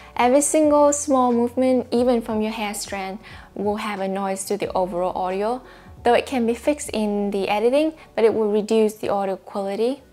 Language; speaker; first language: English; non-native, fluent; Vietnamese